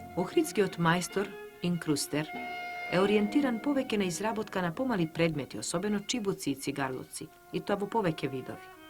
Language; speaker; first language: Macedonian; native; Macedonian